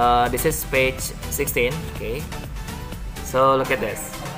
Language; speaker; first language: English; non-native, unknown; Indonesian